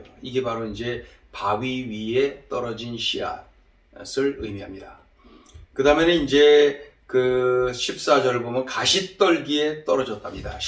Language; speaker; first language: Korean; native; Korean